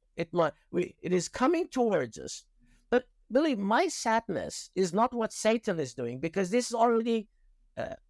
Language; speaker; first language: English; non-native, fluent; Persian